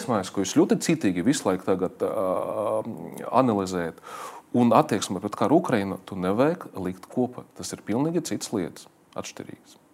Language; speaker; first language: Latvian; non-native, local second language; Russian